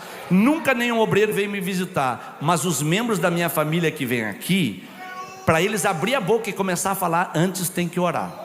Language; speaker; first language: Portuguese; native; Portuguese